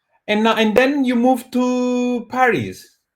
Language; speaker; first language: English; non-native, fluent; Portuguese